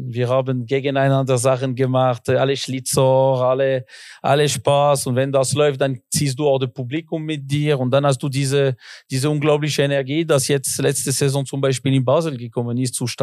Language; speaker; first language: German; non-native, local second language; French